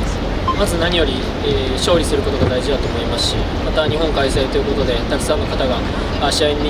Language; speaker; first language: Japanese; native; Japanese